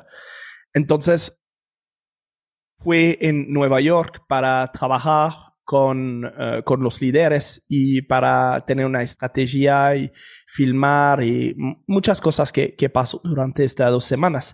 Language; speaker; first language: Spanish; non-native, fluent; French